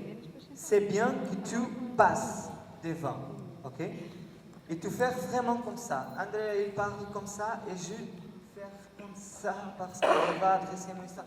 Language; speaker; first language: French; non-native, learner; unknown